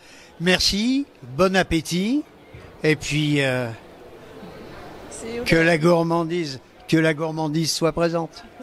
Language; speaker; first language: French; native; French